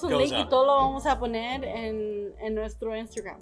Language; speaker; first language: Spanish; early bilingual, heritage; Spanish